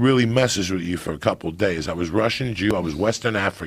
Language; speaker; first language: English; native; English